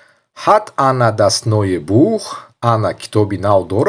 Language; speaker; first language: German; non-native, fluent; Tajik